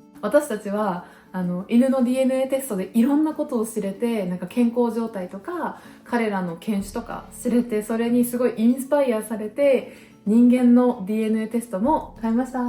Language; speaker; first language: Japanese; native; Japanese